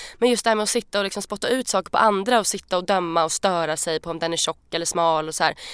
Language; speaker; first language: Swedish; native; Swedish